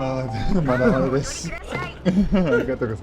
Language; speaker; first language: Japanese; non-native, learner; Portuguese